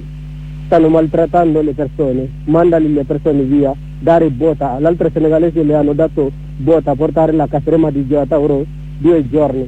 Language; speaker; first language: Italian; non-native, learner; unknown